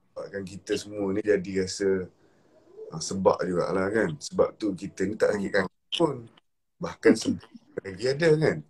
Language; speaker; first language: Malay; native; Malay